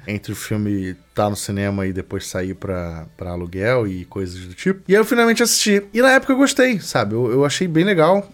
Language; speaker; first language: Portuguese; native; Portuguese